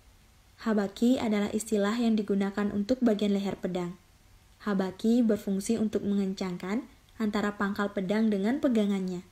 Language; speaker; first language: Indonesian; native; Indonesian